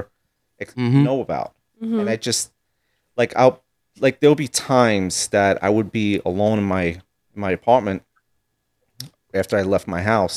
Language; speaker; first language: English; early bilingual, other home language; Italian